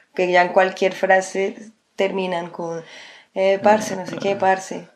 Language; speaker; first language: Spanish; native; Spanish